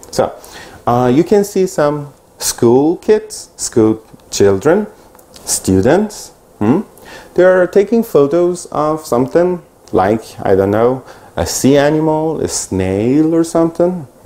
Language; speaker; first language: English; non-native, fluent; Persian